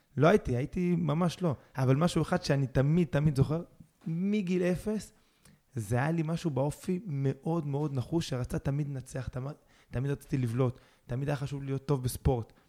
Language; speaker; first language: Hebrew; early bilingual, other home language; Spanish